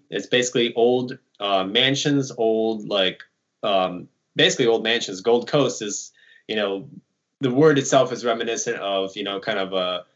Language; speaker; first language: English; early bilingual, other home language; Ukrainian